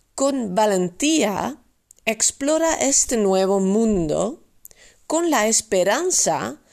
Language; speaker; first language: Spanish; non-native, fluent; Dutch